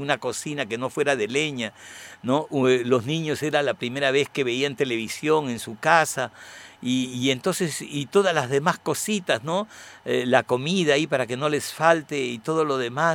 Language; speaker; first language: Spanish; native; Spanish